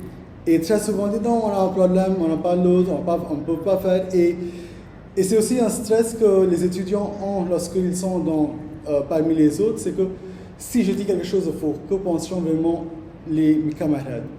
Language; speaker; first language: French; non-native, fluent; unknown